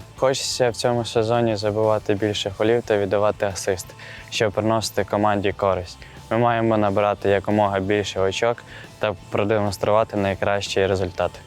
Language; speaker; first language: Ukrainian; native; Ukrainian